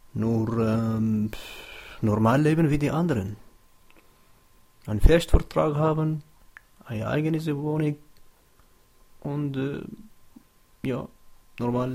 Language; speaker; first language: German; non-native, learner; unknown